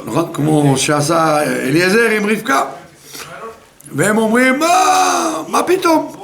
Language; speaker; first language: Hebrew; non-native, fluent; French